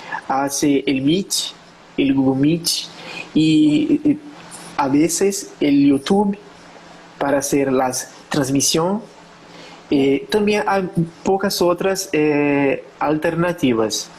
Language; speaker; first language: Spanish; non-native, learner; Portuguese